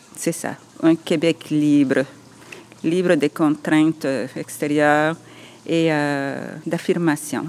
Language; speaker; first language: French; non-native, fluent; Spanish